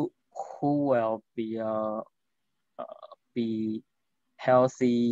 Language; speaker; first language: English; non-native, learner; Chinese